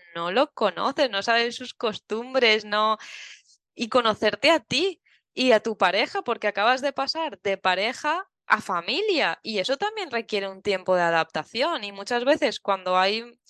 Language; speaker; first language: Spanish; native; Spanish